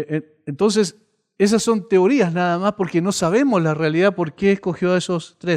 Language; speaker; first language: Spanish; native; Spanish